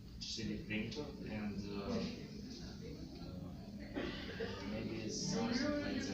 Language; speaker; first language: English; non-native, learner; Russian